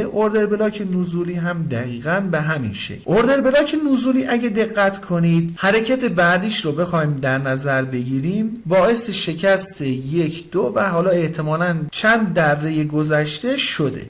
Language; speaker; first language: Persian; native; Persian